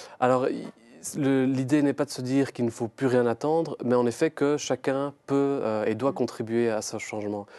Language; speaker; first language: French; native; French